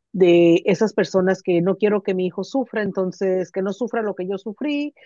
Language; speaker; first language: Spanish; native; Spanish